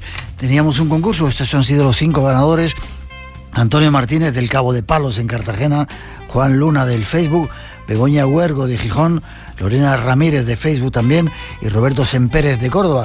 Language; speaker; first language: Spanish; native; Spanish